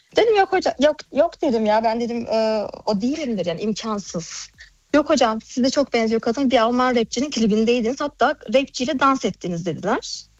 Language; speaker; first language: Turkish; early bilingual, heritage; Turkish